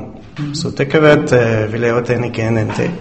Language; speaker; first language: Danish; non-native, fluent; English